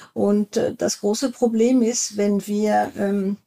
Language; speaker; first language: German; non-native, fluent; French